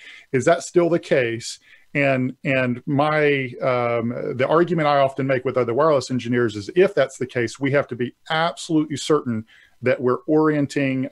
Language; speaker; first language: English; native; English